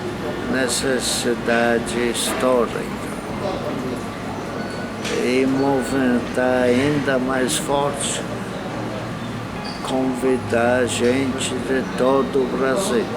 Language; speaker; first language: Portuguese; non-native, fluent; Polish